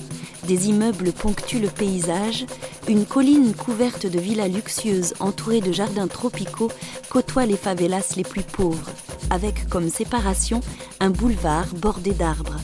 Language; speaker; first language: French; native; French